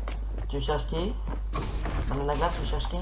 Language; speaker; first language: French; native; French